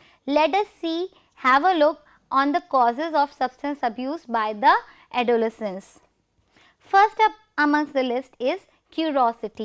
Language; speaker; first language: English; non-native, local second language; Hindi